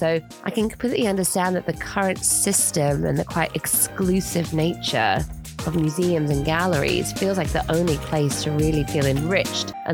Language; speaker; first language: English; native; English